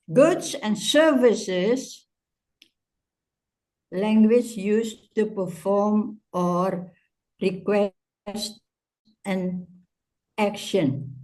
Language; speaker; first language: English; non-native, fluent; Indonesian